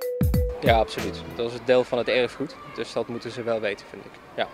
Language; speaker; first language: Dutch; native; Dutch